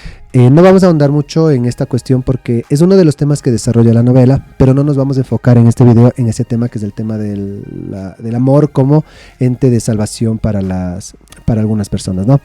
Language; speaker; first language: Spanish; native; Spanish